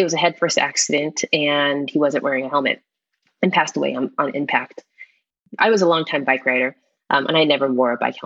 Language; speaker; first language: English; native; English